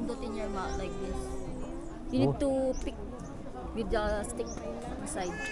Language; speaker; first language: English; non-native, local second language; Filipino